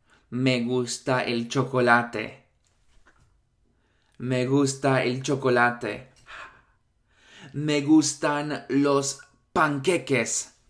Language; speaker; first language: Spanish; non-native, fluent; English